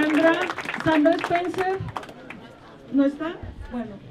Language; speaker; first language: Spanish; native; Spanish